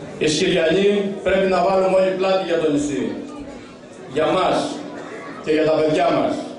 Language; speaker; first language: Greek; native; Greek